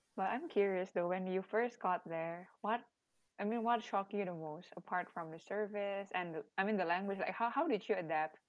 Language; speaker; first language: English; non-native, fluent; Indonesian